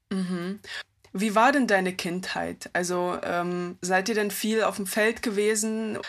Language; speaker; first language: German; early bilingual, other home language; Russian